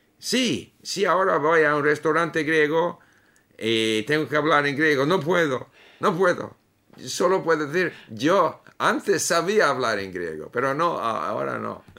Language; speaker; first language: Spanish; non-native, fluent; English